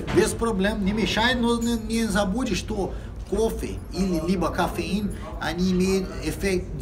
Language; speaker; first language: Russian; non-native, fluent; Portuguese